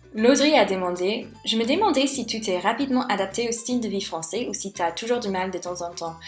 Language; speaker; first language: French; non-native, fluent; English